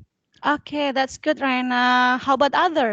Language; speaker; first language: English; non-native, fluent; Indonesian